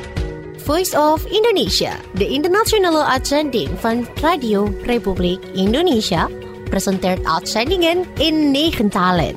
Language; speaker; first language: Dutch; non-native, fluent; Indonesian